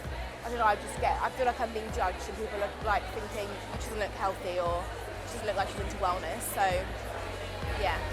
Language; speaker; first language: English; native; English